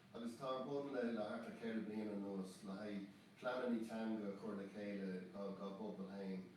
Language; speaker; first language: Irish; non-native, local second language; English